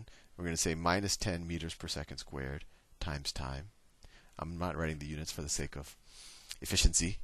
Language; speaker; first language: English; native; English